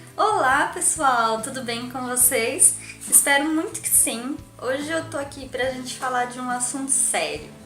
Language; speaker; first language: Portuguese; native; Portuguese